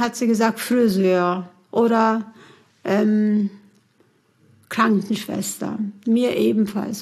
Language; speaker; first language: German; early bilingual, other home language; Turkish